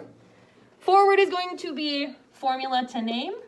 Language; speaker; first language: English; native; English